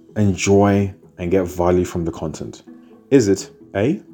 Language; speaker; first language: English; native; English